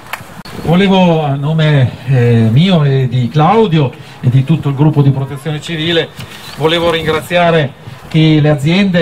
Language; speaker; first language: Italian; native; Italian